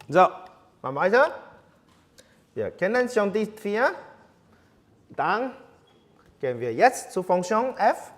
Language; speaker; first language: German; non-native, learner; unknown